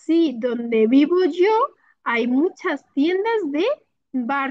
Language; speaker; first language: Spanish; non-native, learner; Bangla